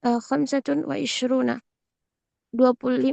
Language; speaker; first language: Arabic; non-native, learner; Indonesian